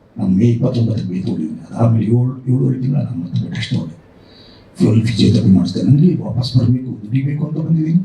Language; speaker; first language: Kannada; native; Kannada